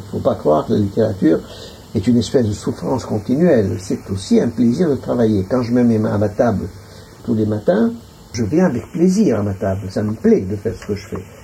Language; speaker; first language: French; non-native, local second language; Arabic